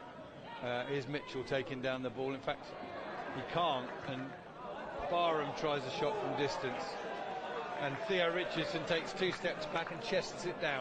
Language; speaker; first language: English; native; English